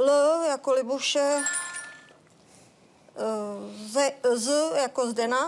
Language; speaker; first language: Czech; native; Czech